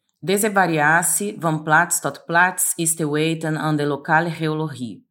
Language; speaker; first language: Dutch; non-native, fluent; Portuguese